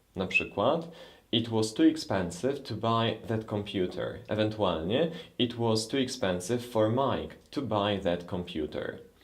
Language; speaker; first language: English; non-native, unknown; Polish